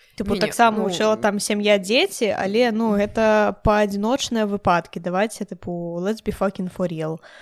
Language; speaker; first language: Belarusian; non-native, local second language; Russian